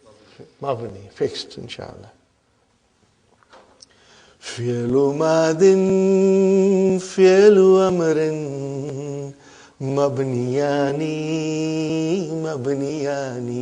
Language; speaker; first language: Arabic; non-native, fluent; English